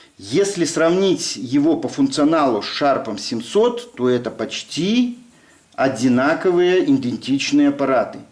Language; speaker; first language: Russian; native; Russian